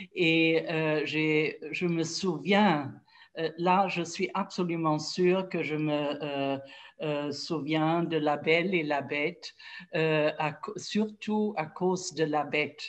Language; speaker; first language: French; non-native, fluent; German